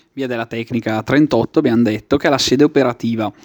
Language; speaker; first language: Italian; native; Italian